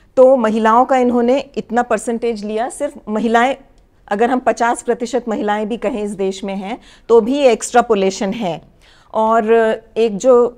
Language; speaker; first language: Hindi; native; Hindi